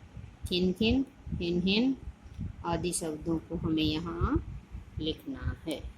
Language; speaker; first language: Hindi; native; Hindi